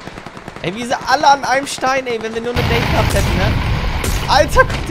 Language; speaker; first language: German; native; German